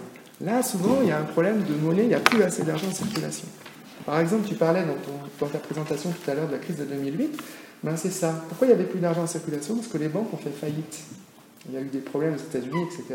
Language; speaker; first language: French; native; French